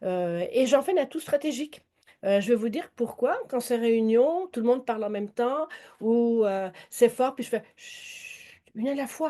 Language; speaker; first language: French; native; French